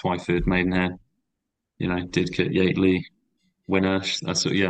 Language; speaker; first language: English; native; English